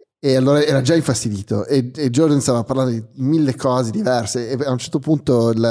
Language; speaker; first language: Italian; early bilingual, heritage; Italian